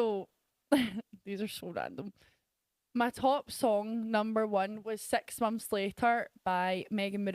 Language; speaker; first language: English; native; English